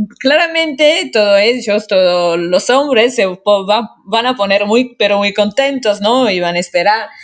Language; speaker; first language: Spanish; non-native, fluent; Italian